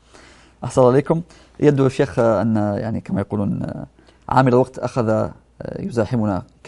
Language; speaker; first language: Arabic; native; Arabic